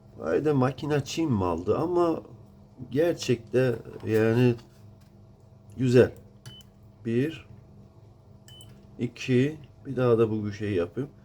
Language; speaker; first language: Turkish; non-native, learner; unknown